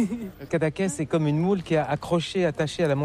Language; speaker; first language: French; native; French